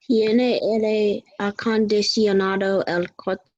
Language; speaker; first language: Spanish; non-native, learner; English